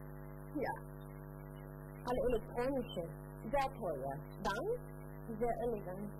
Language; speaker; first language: German; non-native, learner; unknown